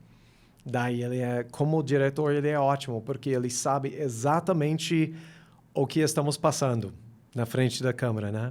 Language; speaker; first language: Portuguese; non-native, fluent; English